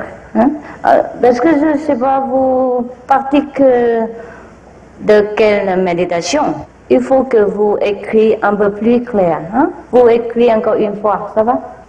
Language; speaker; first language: French; non-native, fluent; Vietnamese